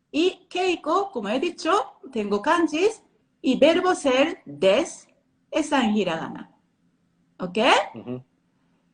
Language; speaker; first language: Spanish; non-native, learner; Japanese